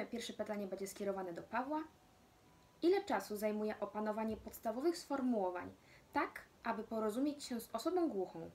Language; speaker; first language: Polish; native; Polish